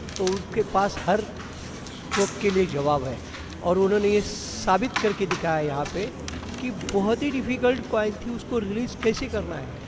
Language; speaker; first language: Hindi; non-native, local second language; Marathi